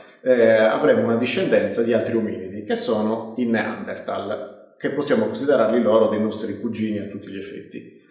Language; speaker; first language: Italian; native; Italian